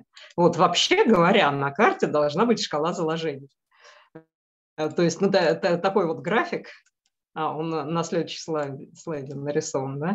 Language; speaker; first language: Russian; native; Russian